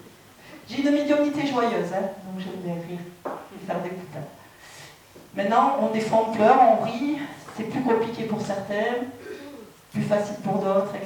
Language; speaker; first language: French; native; French